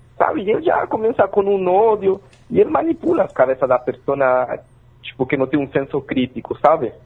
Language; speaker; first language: Portuguese; non-native, fluent; Spanish